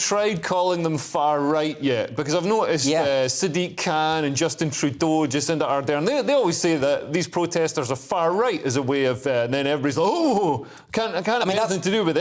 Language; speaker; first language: English; native; English